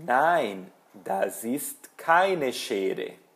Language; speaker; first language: German; non-native, fluent; Portuguese